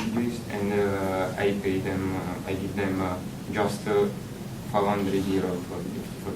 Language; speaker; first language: English; non-native, learner; Italian